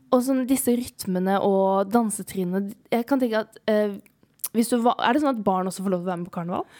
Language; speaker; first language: Norwegian; native; Norwegian